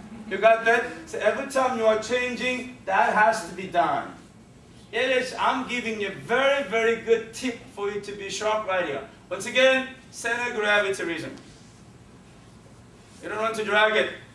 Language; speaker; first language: English; non-native, fluent; Korean